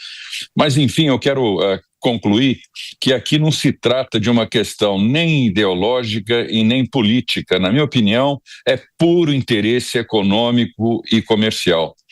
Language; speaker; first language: Portuguese; native; Portuguese